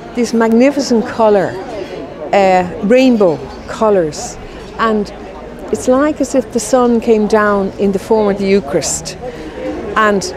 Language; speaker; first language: English; native; English